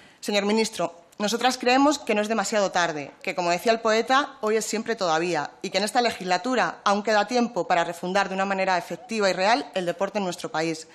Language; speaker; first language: Spanish; native; Spanish